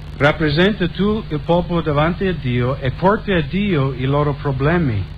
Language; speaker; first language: Italian; non-native, fluent; English